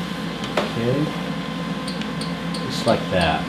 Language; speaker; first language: English; native; English